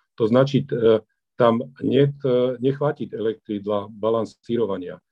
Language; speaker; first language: Russian; non-native, fluent; Slovak